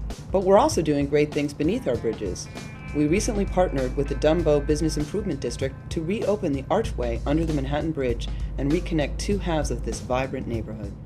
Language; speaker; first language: English; native; English